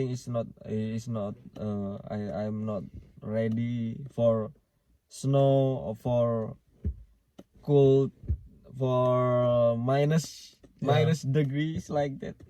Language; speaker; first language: English; non-native, learner; Indonesian